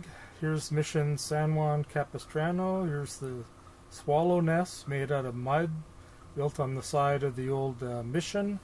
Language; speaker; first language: English; native; English